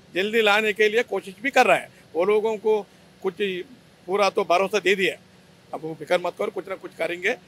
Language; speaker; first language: Hindi; non-native, local second language; Telugu